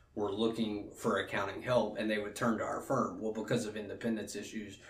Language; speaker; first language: English; native; English